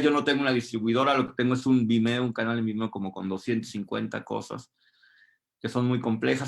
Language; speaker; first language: Spanish; native; Spanish